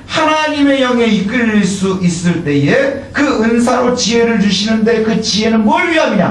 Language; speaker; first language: Korean; native; Korean